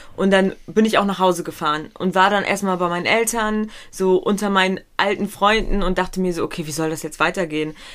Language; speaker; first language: German; early bilingual, other home language; Pashto